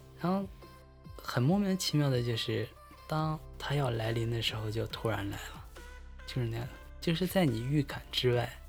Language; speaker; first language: Chinese; native; Chinese